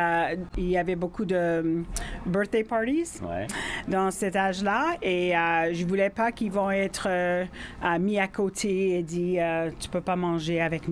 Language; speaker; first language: French; non-native, fluent; English